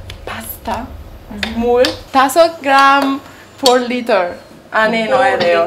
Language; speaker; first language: Korean; non-native, learner; Italian